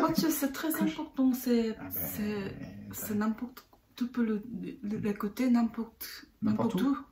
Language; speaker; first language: French; non-native, learner; Korean